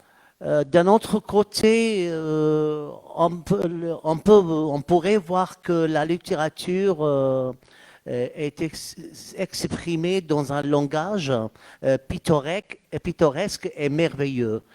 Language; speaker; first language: French; non-native, fluent; Arabic